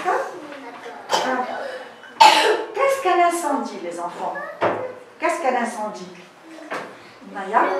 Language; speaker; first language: French; non-native, local second language; Arabic